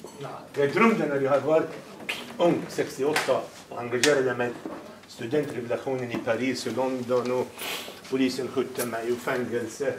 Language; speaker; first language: Swedish; non-native, fluent; Arabic